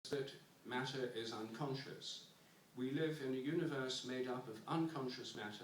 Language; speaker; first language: English; native; English